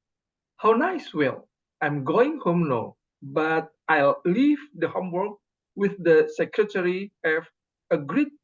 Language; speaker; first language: English; non-native, learner; Indonesian